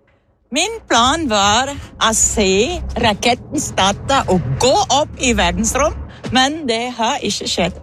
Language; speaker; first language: Norwegian; non-native, fluent; French